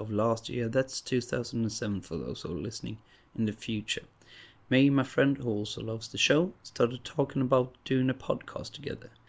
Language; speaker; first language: English; non-native, fluent; Swedish